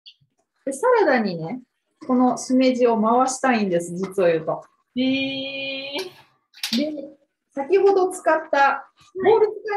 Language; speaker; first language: Japanese; native; Japanese